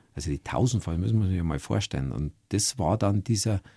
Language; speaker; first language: German; native; German